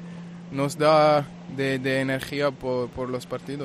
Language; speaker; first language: Spanish; non-native, fluent; German